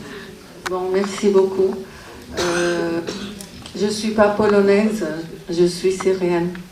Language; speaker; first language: French; non-native, fluent; Arabic